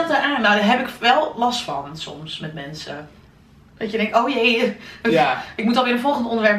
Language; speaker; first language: Dutch; native; Dutch